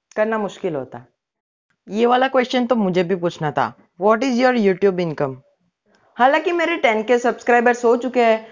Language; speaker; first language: Hindi; non-native, local second language; Gujarati